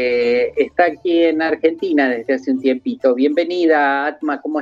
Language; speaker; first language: Spanish; native; Spanish